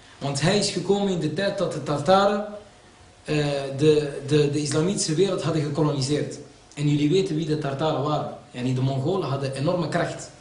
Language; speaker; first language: Dutch; early bilingual, other home language; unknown